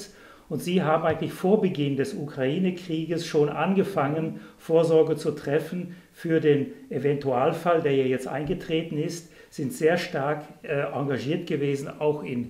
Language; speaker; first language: German; native; German